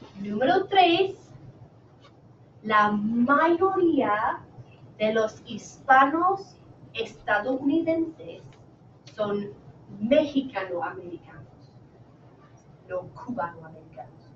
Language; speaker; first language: Spanish; non-native, learner; English